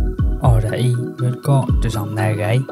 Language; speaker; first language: Danish; non-native, local second language; Kalaallisut